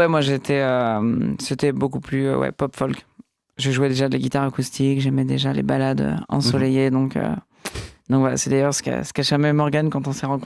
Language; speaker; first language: French; native; French